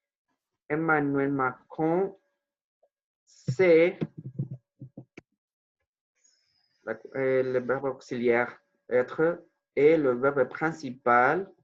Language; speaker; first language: French; non-native, fluent; Spanish